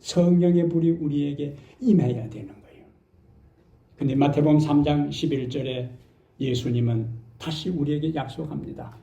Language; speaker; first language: Korean; native; Korean